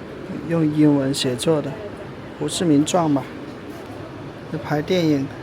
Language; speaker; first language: Chinese; native; Chinese